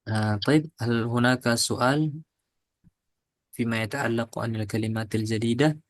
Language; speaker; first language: Arabic; non-native, fluent; Indonesian